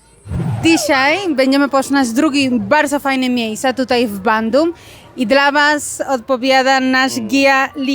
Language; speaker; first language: Polish; non-native, learner; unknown